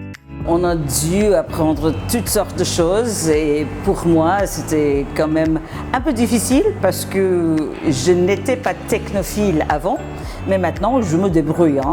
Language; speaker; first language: French; non-native, fluent; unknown